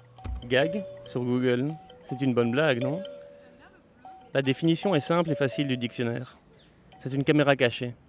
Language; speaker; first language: French; native; French